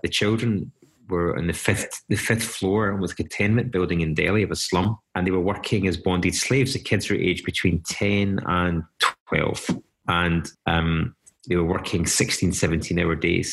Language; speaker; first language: English; native; English